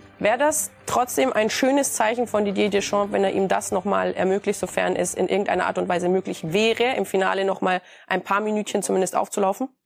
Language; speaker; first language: German; native; German